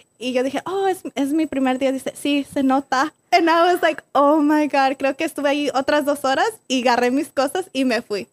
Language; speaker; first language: Spanish; early bilingual, other home language; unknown